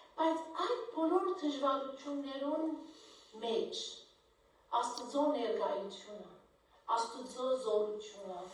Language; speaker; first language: Armenian; native; Armenian